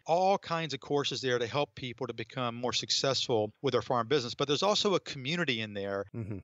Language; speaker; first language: English; native; English